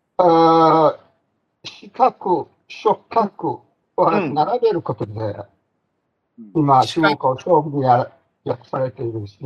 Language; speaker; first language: Japanese; non-native, fluent; Chinese